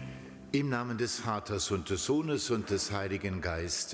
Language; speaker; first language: German; native; German